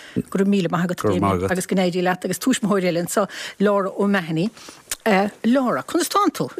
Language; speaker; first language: Irish; native; Irish